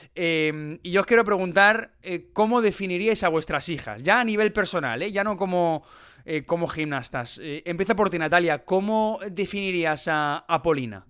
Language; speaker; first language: Spanish; native; Spanish